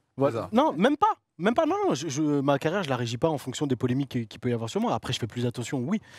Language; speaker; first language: French; native; French